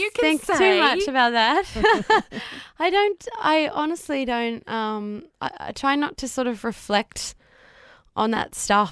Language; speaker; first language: English; native; English